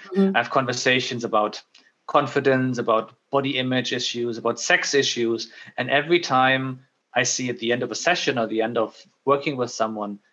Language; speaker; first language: English; non-native, fluent; German